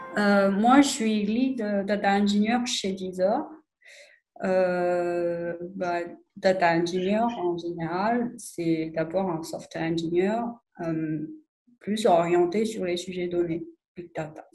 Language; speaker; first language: French; non-native, fluent; Chinese